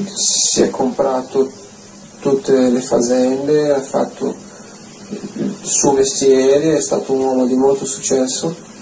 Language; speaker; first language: Italian; non-native, fluent; Portuguese